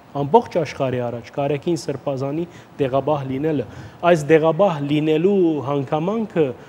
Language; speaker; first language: Armenian; early bilingual, heritage; Armenian